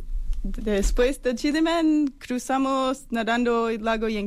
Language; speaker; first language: Spanish; non-native, fluent; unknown